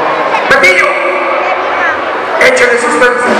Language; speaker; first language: Spanish; native; Spanish